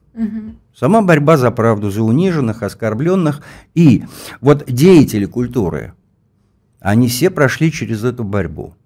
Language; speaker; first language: Russian; native; Russian